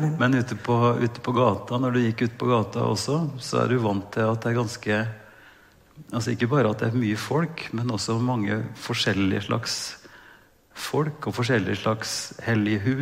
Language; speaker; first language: Norwegian; native; Norwegian